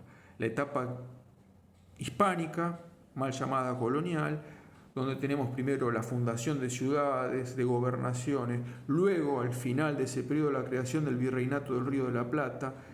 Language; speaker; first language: Spanish; native; Spanish